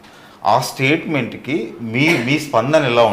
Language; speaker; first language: Telugu; native; Telugu